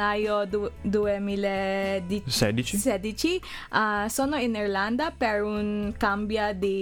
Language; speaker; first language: Italian; non-native, learner; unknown